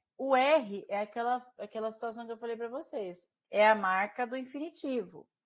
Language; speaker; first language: Portuguese; native; Portuguese